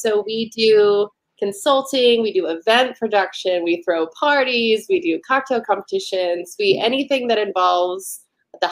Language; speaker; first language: English; native; English